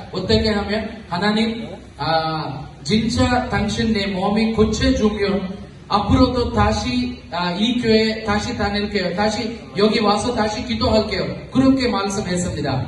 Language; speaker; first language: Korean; non-native, learner; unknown